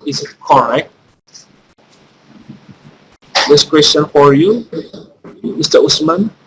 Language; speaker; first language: English; non-native, fluent; Indonesian